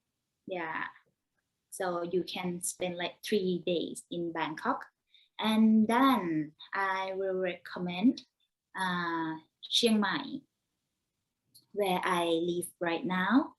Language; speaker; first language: English; non-native, learner; Thai